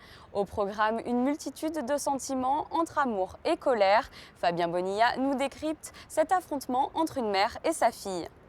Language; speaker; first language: French; native; French